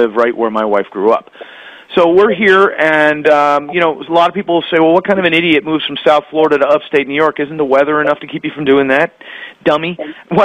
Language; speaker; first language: English; native; English